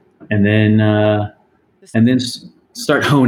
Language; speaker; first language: English; native; English